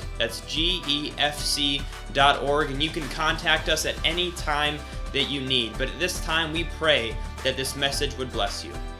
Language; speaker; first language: English; native; English